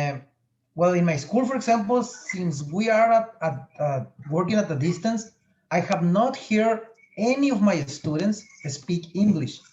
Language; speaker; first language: English; non-native, fluent; Spanish